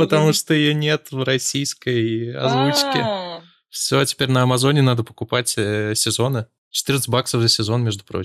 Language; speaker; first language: Russian; native; Russian